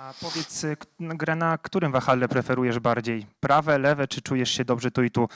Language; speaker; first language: Polish; native; Polish